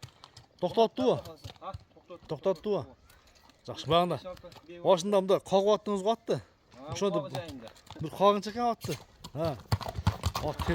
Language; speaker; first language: Kyrgyz; native; Kyrgyz